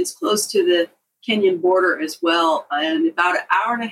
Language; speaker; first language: English; native; English